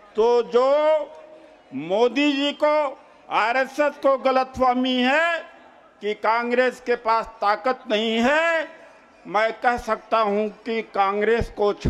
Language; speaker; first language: Hindi; native; Hindi